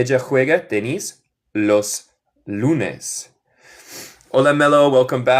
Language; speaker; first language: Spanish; non-native, fluent; English